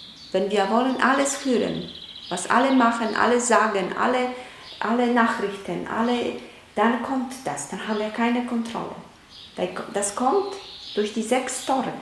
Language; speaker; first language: German; non-native, fluent; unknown